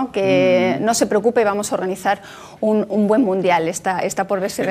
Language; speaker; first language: Spanish; native; Spanish